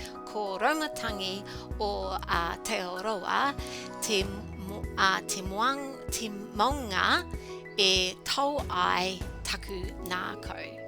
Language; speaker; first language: Māori; non-native, local second language; English